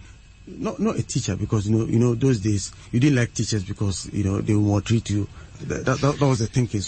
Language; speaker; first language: English; non-native, local second language; Akan